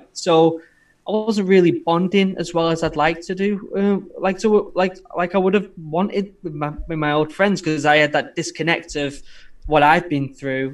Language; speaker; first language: English; native; English